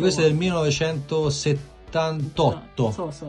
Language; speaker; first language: Italian; native; Italian